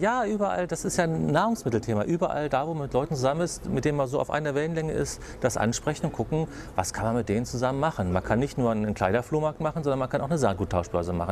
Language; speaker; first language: German; native; German